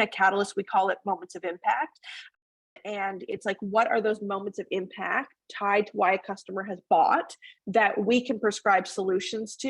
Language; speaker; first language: English; native; English